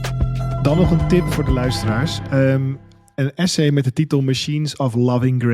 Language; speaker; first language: Dutch; native; Dutch